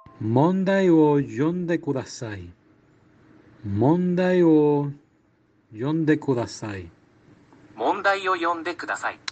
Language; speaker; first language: Japanese; non-native, learner; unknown